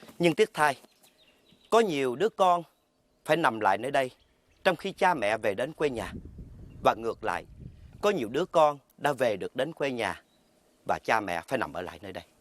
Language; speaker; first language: Vietnamese; native; Vietnamese